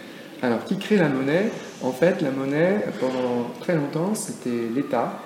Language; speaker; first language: French; native; French